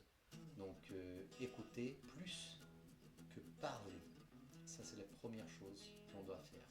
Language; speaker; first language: French; non-native, fluent; Portuguese